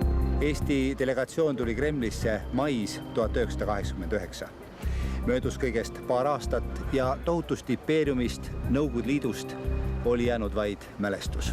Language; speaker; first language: Estonian; native; Estonian